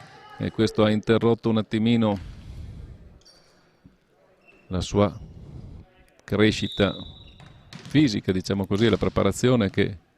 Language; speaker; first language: Italian; native; Italian